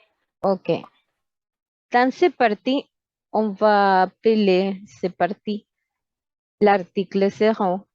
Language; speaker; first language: French; non-native, fluent; Spanish